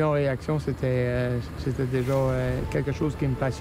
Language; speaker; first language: French; native; French